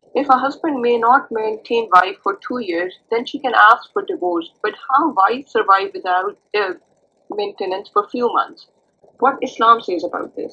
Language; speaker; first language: English; non-native, local second language; Urdu